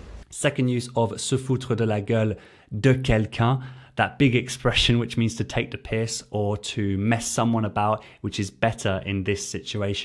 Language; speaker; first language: English; native; English